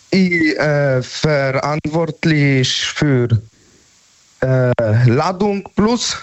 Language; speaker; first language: German; non-native, learner; Polish